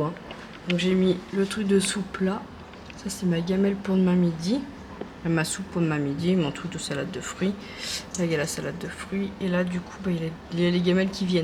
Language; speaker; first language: French; native; French